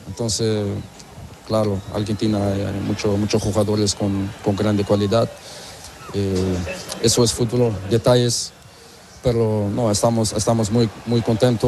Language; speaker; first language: Spanish; non-native, learner; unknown